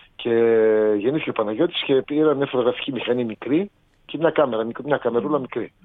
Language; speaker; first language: Greek; native; Greek